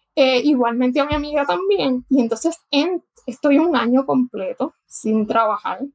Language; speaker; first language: Spanish; native; Spanish